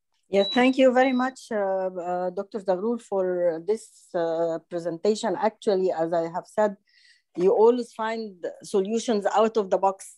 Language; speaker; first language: English; non-native, fluent; Arabic